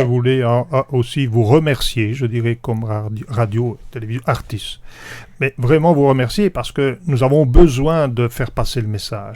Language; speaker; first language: French; native; French